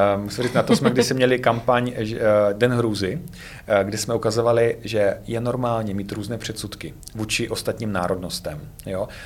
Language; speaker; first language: Czech; non-native, fluent; Russian